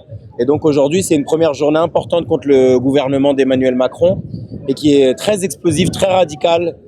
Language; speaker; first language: French; native; French